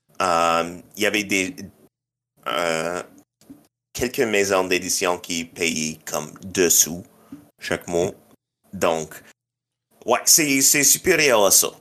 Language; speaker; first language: French; non-native, local second language; English